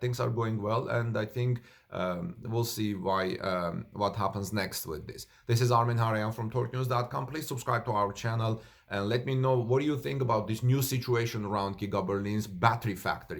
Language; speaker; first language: English; non-native, fluent; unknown